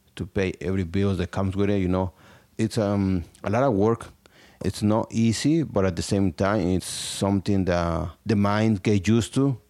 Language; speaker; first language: English; non-native, learner; Spanish